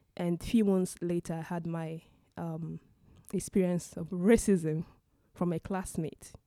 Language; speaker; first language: English; non-native, local second language; Igbo